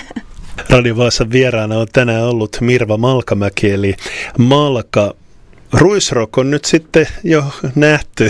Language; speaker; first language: Finnish; native; Finnish